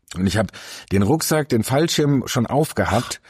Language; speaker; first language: German; native; German